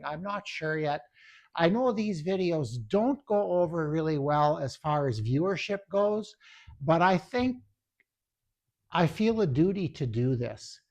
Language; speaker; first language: English; native; English